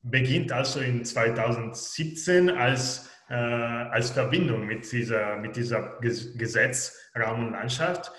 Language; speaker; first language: German; non-native, local second language; Italian